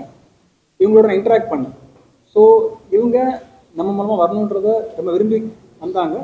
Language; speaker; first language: Tamil; native; Tamil